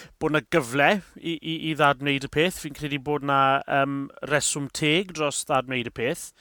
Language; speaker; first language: Welsh; native; Welsh